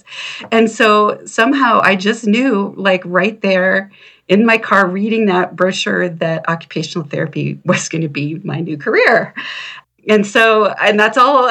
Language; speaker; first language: English; native; English